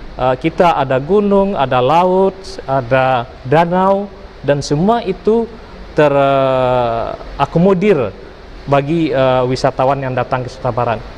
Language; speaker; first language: Indonesian; native; Indonesian